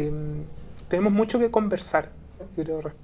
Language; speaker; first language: Spanish; native; Spanish